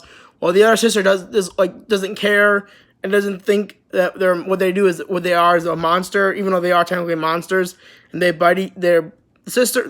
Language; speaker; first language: English; native; English